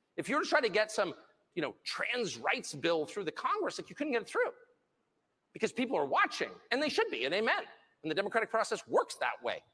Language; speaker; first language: English; native; English